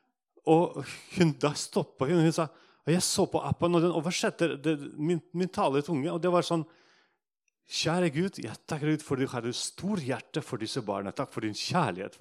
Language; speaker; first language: Norwegian; non-native, fluent; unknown